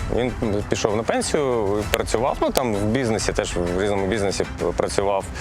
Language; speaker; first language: Ukrainian; native; Ukrainian